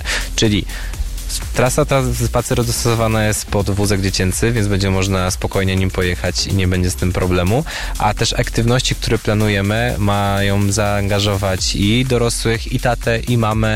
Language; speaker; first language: Polish; native; Polish